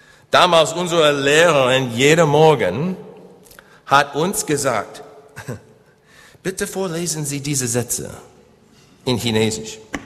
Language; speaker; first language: German; non-native, learner; English